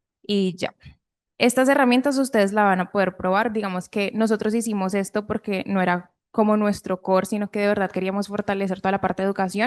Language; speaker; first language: Spanish; native; Spanish